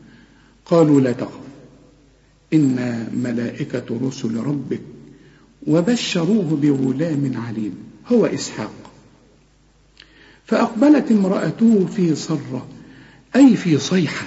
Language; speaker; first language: Arabic; native; Arabic